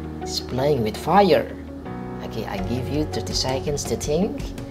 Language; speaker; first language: English; non-native, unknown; Indonesian